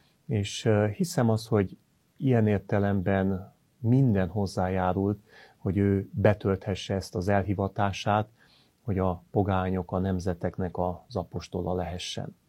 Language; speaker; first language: Hungarian; native; Hungarian